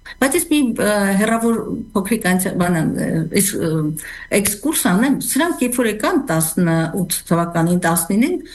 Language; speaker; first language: Armenian; native; Armenian